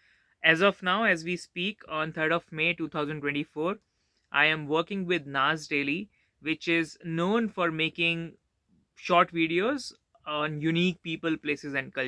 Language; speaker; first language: English; non-native, local second language; Hindi